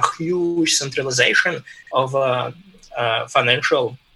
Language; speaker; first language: English; non-native, fluent; Russian